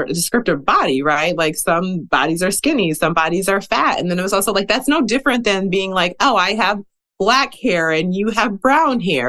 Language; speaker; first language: English; native; English